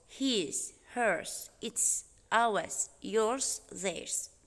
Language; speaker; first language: English; non-native, fluent; Azerbaijani